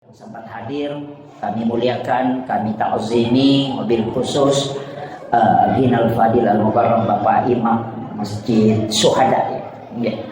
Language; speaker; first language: Indonesian; non-native, local second language; Buginese